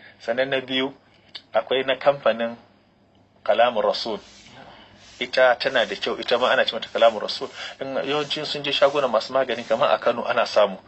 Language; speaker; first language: Hausa; native; Hausa